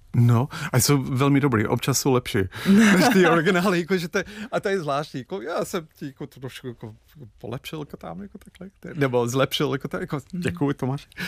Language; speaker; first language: Czech; non-native, fluent; English